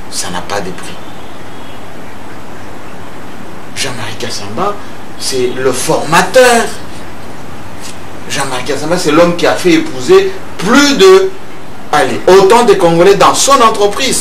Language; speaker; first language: French; non-native, local second language; Luba-Lulua